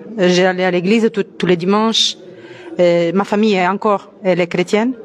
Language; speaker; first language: French; non-native, fluent; Italian